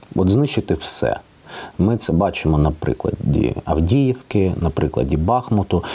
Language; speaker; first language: Ukrainian; non-native, local second language; Russian